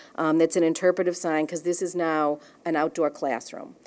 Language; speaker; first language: English; native; English